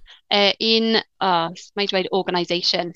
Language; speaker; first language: Welsh; non-native, learner; English